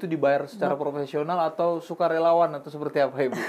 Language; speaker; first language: Indonesian; native; Indonesian